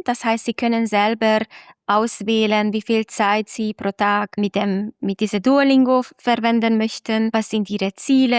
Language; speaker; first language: German; non-native, fluent; Hungarian